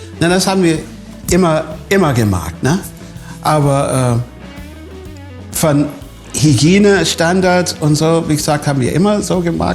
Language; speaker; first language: German; non-native, fluent; English